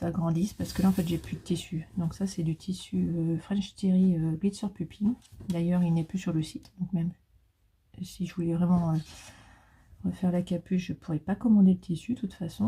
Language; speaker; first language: French; native; French